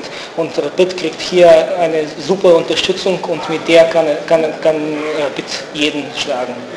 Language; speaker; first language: German; non-native, fluent; Bulgarian